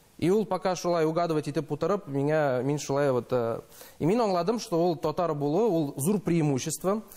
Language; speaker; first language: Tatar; non-native, local second language; Russian